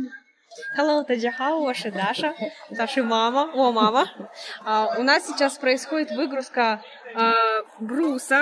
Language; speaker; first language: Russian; native; Russian